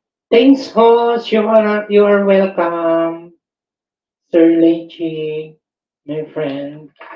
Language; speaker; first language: English; non-native, local second language; Filipino